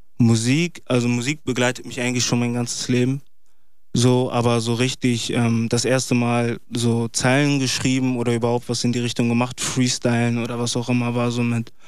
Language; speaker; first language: German; early bilingual, other home language; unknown